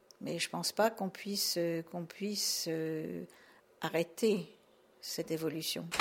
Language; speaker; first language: French; native; French